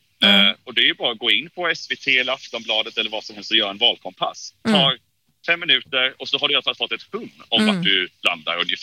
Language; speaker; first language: Swedish; native; Swedish